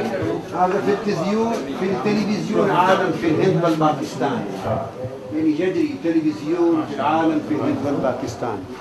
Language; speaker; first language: Arabic; non-native, learner; Urdu